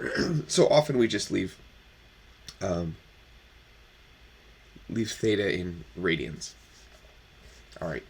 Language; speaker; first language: English; native; English